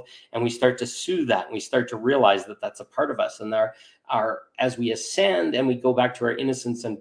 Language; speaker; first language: English; native; English